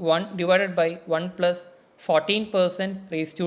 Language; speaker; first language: English; non-native, local second language; Malayalam